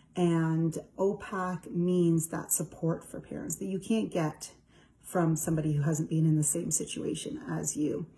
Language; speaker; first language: English; native; English